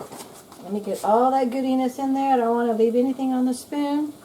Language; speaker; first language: English; native; English